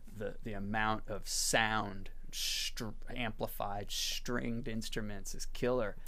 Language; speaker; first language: English; native; English